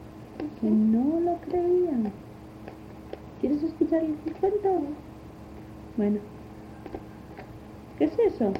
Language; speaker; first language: Spanish; native; Spanish